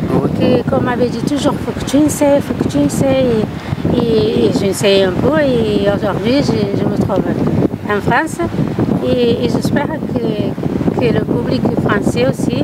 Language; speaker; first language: French; non-native, learner; Kabuverdianu